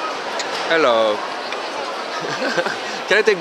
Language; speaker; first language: English; non-native, learner; Japanese